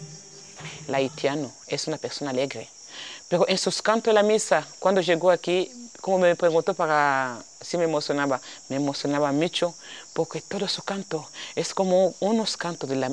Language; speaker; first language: Spanish; non-native, fluent; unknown